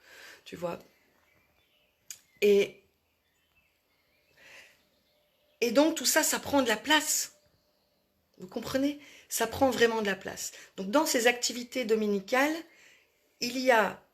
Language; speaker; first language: French; native; French